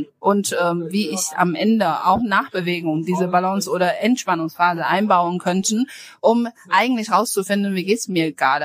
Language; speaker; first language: German; non-native, fluent; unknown